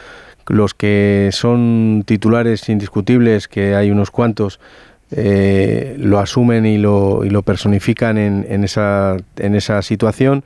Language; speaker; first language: Spanish; native; Spanish